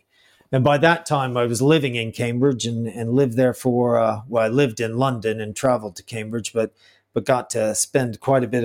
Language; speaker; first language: English; native; English